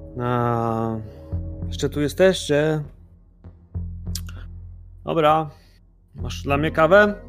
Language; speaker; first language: Polish; native; Polish